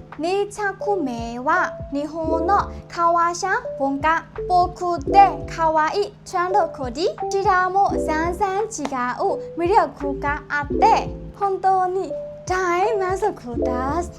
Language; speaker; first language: Japanese; non-native, learner; Burmese